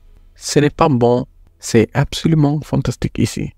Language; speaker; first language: French; non-native, learner; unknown